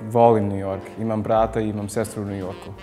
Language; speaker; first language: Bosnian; non-native, learner; English